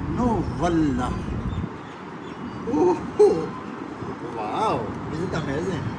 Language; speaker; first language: English; non-native, learner; Urdu